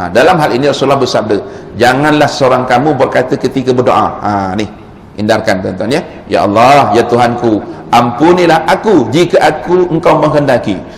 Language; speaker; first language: Malay; native; Malay